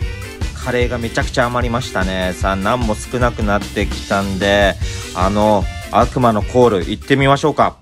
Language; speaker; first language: Japanese; native; Japanese